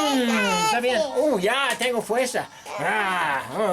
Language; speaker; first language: Spanish; non-native, learner; English